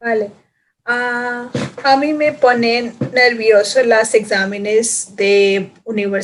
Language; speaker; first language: Spanish; non-native, learner; English